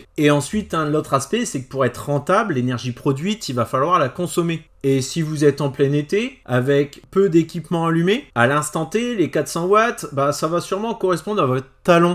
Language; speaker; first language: French; native; French